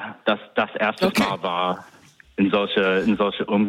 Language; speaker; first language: German; non-native, fluent; English